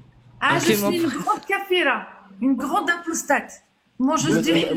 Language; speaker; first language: French; native; French